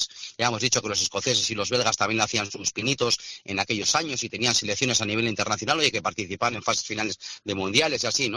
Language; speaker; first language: Spanish; native; Spanish